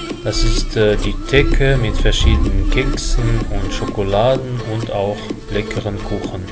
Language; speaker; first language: German; non-native, fluent; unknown